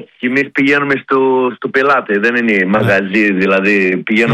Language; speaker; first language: Greek; early bilingual, heritage; Greek